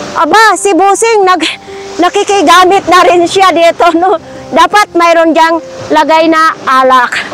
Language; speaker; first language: Filipino; non-native, local second language; Masbatenyo